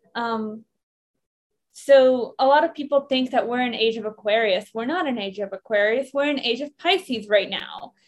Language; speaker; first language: English; non-native, fluent; Persian